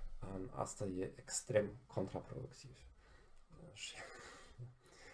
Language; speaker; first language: Romanian; non-native, fluent; German